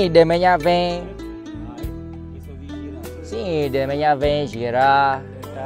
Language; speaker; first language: Portuguese; non-native, learner; Vietnamese